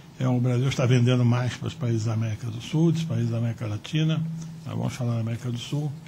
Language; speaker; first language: Portuguese; native; Portuguese